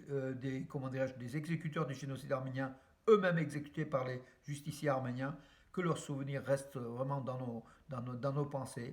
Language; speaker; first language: French; native; French